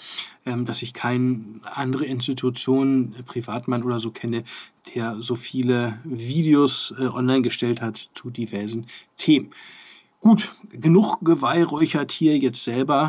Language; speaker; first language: German; native; German